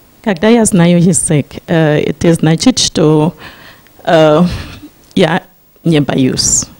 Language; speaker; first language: Russian; non-native, learner; Shona